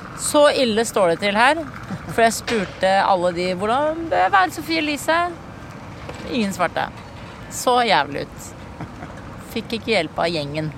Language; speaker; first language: Norwegian; native; Norwegian